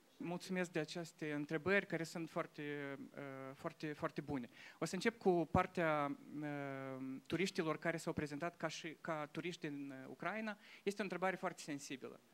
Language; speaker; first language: Romanian; non-native, local second language; Russian